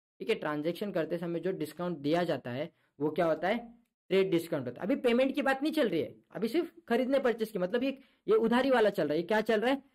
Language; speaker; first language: Hindi; non-native, local second language; Marathi